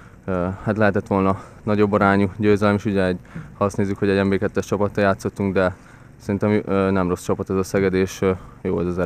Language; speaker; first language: Hungarian; native; Hungarian